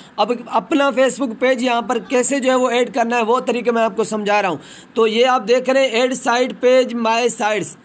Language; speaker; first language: Hindi; non-native, local second language; Punjabi